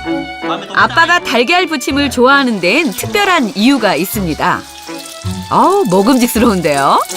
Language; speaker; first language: Korean; native; Korean